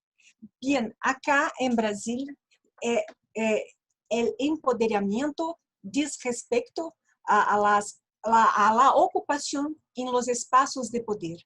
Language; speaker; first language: Spanish; non-native, learner; Portuguese